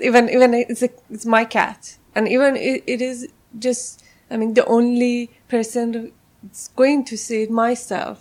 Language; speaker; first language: English; non-native, fluent; Persian